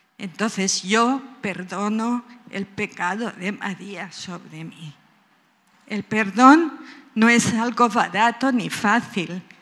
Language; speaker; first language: Spanish; native; Spanish